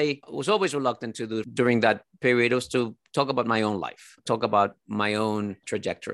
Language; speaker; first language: English; early bilingual, other home language; Spanish